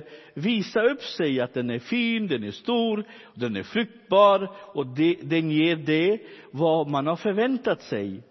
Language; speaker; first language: Swedish; non-native, fluent; Romany